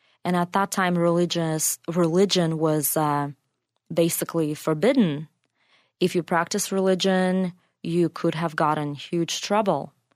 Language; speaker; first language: English; non-native, fluent; Russian